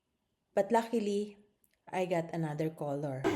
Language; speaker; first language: English; non-native, fluent; Filipino